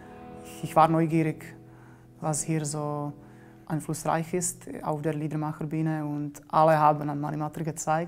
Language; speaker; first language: German; non-native, fluent; Czech